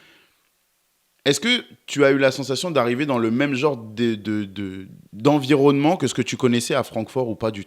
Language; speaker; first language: French; native; French